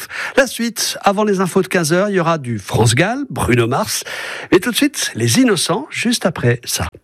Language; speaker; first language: French; native; French